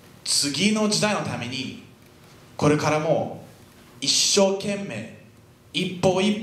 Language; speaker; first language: Japanese; non-native, fluent; French